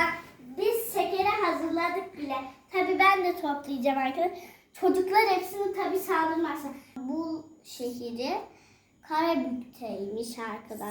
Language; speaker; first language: Turkish; native; Turkish